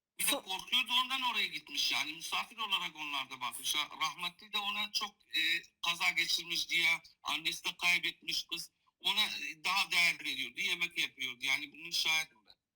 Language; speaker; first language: Turkish; non-native, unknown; Kurdish